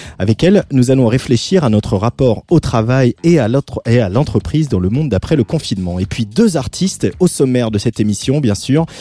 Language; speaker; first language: French; native; French